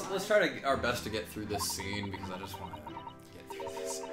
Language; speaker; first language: English; native; English